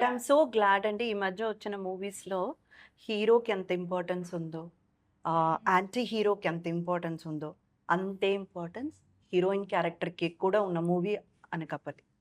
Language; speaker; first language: Telugu; native; Telugu